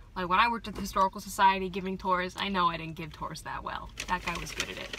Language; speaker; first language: English; native; English